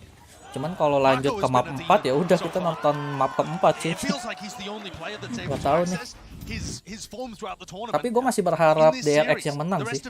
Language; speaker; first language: Indonesian; native; Indonesian